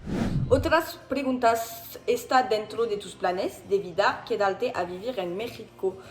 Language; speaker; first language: Spanish; non-native, learner; French